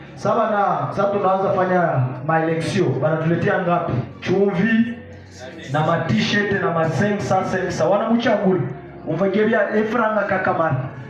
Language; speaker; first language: Swahili; native; Swahili